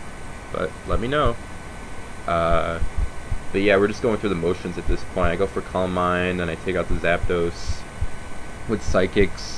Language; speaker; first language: English; native; English